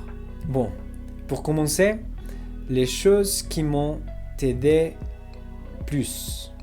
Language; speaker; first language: French; non-native, learner; English